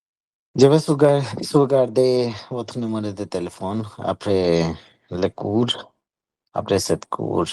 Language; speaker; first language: French; non-native, learner; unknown